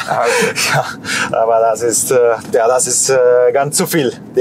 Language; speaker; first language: German; non-native, learner; Polish